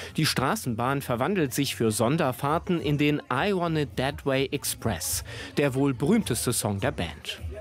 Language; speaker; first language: German; native; German